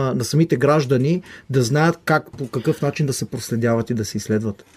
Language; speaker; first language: Bulgarian; non-native, fluent; Hebrew